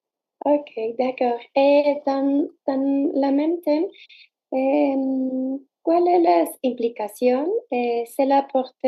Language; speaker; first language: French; non-native, learner; Spanish